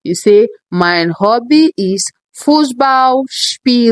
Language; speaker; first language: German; non-native, learner; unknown